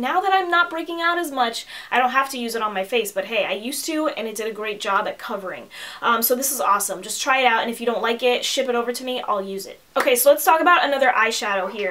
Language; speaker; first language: English; native; English